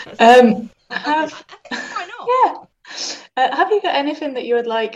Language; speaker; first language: English; native; English